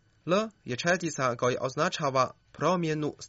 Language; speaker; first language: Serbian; non-native, fluent; Chinese